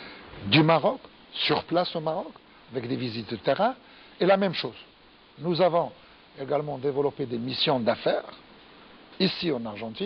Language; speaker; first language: French; non-native, local second language; Arabic